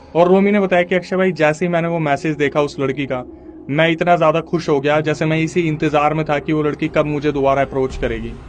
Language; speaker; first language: Hindi; native; Hindi